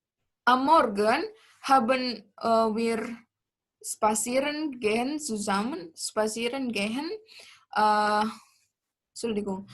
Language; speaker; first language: German; non-native, learner; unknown